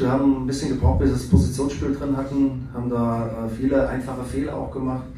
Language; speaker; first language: German; native; German